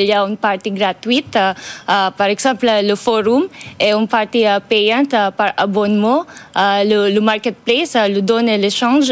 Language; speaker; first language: French; non-native, fluent; Filipino